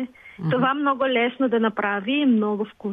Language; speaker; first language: Bulgarian; non-native, learner; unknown